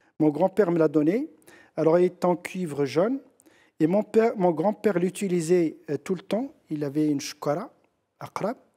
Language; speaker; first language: French; non-native, local second language; Central Atlas Tamazight